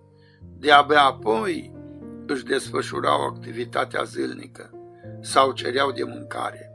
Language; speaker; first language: Romanian; native; Romanian